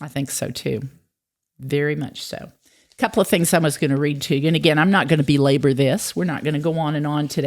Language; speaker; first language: English; native; English